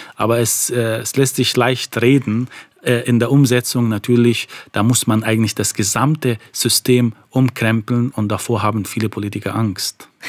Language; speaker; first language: German; non-native, fluent; Arabic